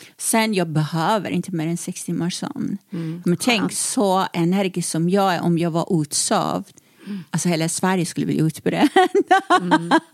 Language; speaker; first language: Swedish; non-native, fluent; Persian